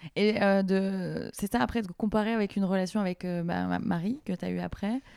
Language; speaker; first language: French; native; French